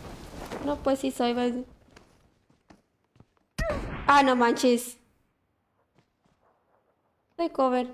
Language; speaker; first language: Spanish; native; Spanish